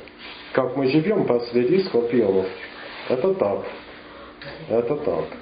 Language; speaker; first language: Russian; non-native, fluent; English